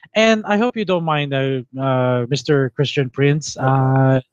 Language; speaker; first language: English; non-native, local second language; Filipino